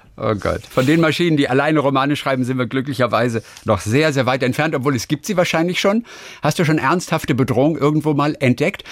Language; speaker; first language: German; native; German